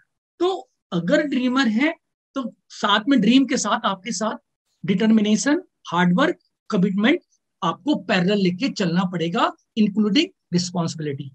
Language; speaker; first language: Hindi; native; Hindi